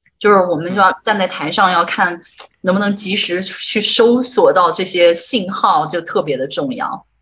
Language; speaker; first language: Chinese; native; Chinese